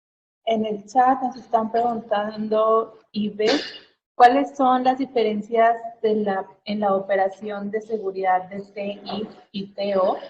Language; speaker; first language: Spanish; native; Spanish